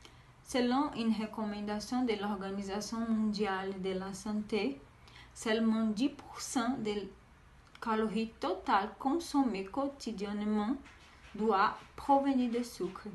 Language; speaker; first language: French; non-native, learner; Portuguese